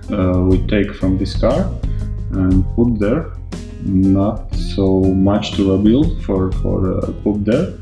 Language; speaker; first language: English; non-native, learner; Latvian